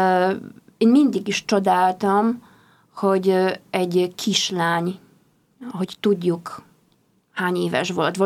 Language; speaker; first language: Hungarian; non-native, fluent; Polish